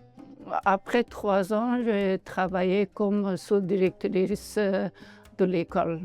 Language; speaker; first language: French; non-native, learner; Persian